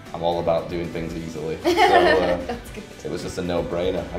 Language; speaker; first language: English; native; English